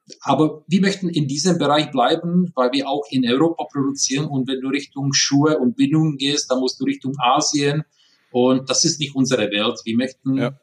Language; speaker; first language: German; non-native, fluent; Czech